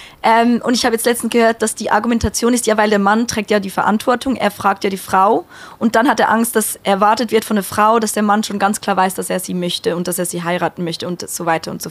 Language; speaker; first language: German; native; German